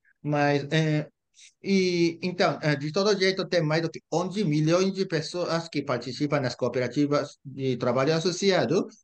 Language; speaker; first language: Portuguese; non-native, fluent; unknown